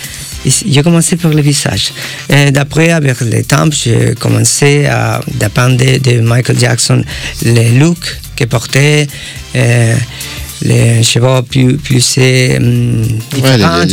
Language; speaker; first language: French; non-native, learner; Spanish